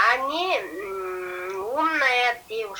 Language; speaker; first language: Russian; non-native, learner; Kyrgyz